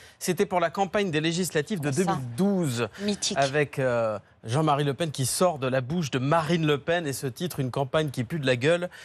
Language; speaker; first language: French; native; French